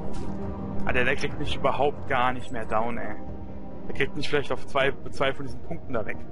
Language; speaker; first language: German; native; German